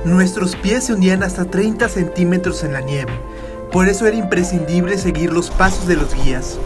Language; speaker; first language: Spanish; native; Spanish